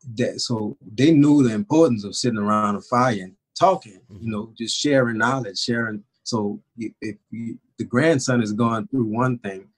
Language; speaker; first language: English; native; English